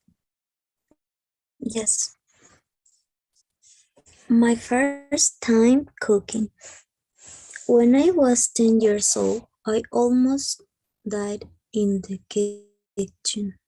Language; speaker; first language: English; non-native, learner; Spanish